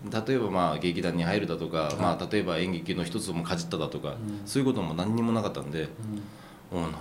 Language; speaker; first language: Japanese; native; Japanese